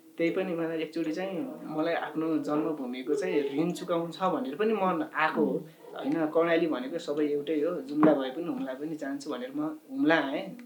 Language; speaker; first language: Nepali; native; Nepali